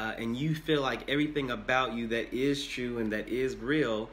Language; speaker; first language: English; native; English